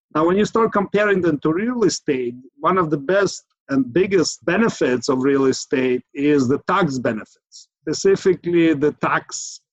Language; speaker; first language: English; non-native, fluent; Ukrainian